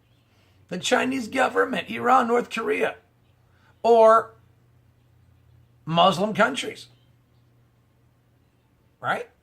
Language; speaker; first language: English; native; English